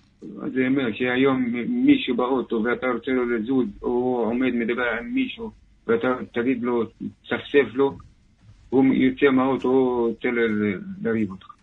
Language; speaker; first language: Hebrew; non-native, local second language; Arabic